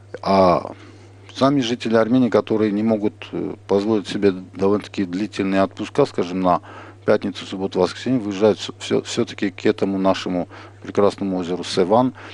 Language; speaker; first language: Russian; non-native, local second language; Armenian